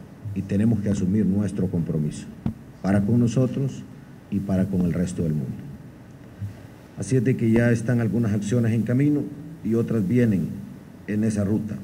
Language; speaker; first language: Spanish; native; Spanish